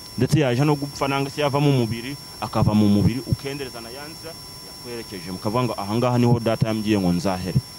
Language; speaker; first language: Kinyarwanda; early bilingual, heritage; Kinyarwanda